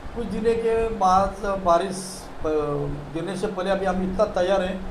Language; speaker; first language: Hindi; non-native, local second language; Marathi